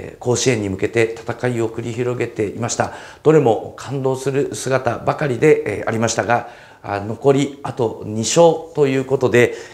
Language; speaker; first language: Japanese; native; Japanese